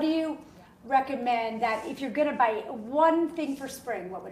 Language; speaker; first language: English; native; English